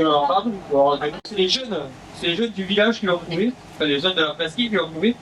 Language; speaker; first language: French; native; French